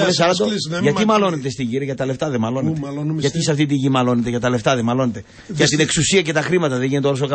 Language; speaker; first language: Greek; native; Greek